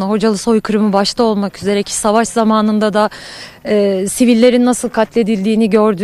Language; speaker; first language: Turkish; native; Turkish